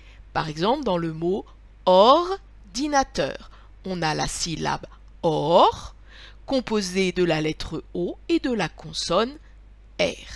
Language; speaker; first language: French; native; French